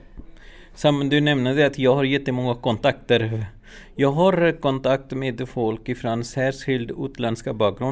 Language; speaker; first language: Swedish; non-native, learner; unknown